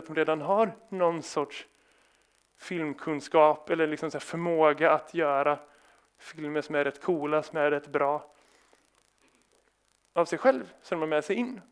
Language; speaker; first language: Swedish; native; Swedish